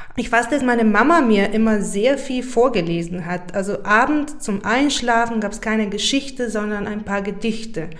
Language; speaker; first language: German; non-native, fluent; Bulgarian